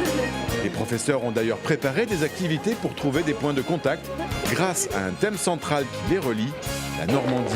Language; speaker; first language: French; native; French